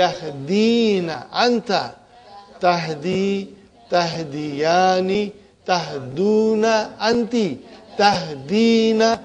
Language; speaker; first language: Arabic; non-native, fluent; English